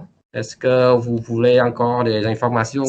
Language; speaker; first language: French; non-native, learner; Vietnamese